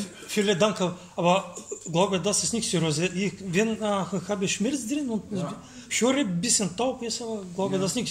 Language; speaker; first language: German; non-native, learner; Bulgarian